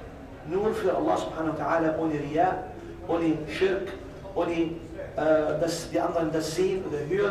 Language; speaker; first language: German; non-native, fluent; Arabic